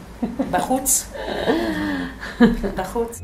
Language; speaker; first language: Hebrew; non-native, fluent; Yiddish